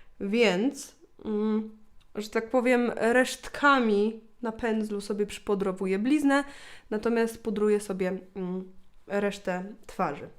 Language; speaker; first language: Polish; native; Polish